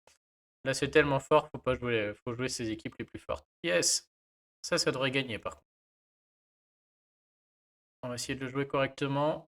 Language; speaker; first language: French; native; French